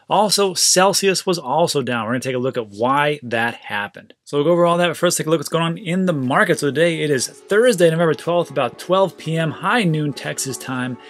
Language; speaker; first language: English; native; English